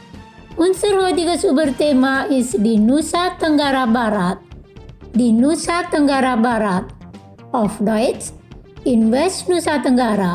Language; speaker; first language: German; non-native, fluent; Indonesian